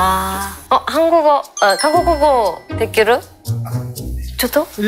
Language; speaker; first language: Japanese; non-native, learner; Korean